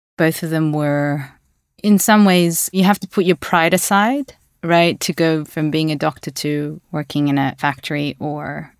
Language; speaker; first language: English; early bilingual, other home language; Russian